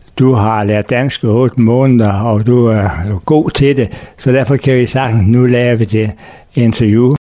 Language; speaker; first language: Danish; native; Danish